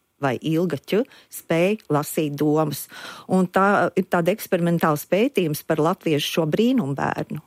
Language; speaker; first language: Latvian; native; Latvian